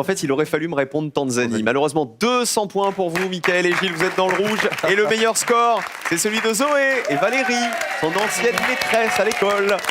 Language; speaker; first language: French; native; French